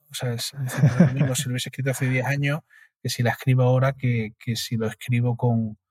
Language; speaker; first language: Spanish; native; Spanish